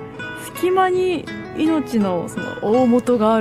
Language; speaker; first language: Japanese; native; Japanese